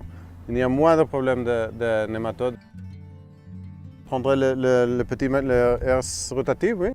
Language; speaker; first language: French; non-native, fluent; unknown